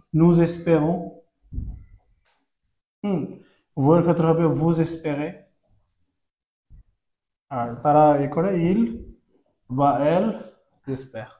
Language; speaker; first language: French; non-native, fluent; Bangla